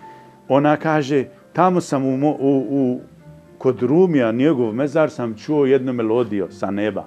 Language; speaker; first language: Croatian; non-native, fluent; Persian